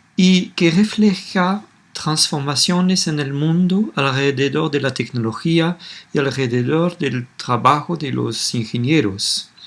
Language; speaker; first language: Spanish; non-native, fluent; French